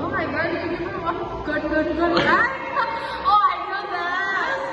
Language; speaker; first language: English; non-native, learner; Indonesian